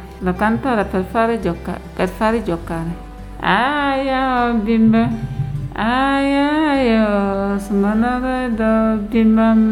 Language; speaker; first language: Italian; non-native, learner; Wolof